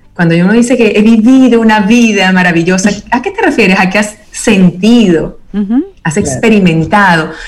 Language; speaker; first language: Spanish; native; Spanish